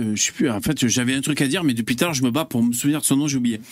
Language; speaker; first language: French; native; French